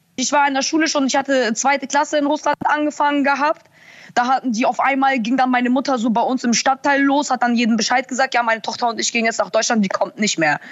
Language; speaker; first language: German; early bilingual, other home language; Russian